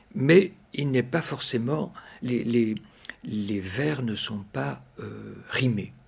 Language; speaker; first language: French; native; French